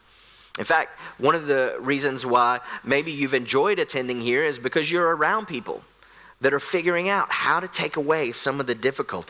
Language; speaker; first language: English; native; English